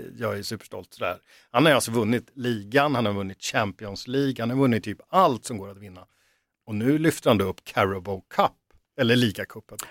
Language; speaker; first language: Swedish; native; Swedish